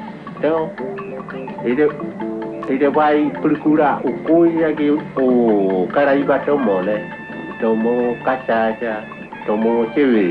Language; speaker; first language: Portuguese; non-native, local second language; Kayapó